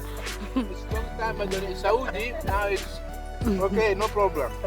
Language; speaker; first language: English; non-native, learner; Italian